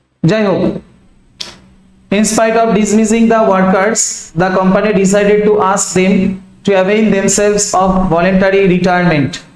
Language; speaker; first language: English; non-native, local second language; Bangla